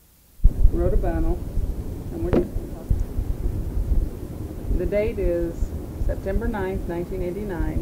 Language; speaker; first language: English; native; English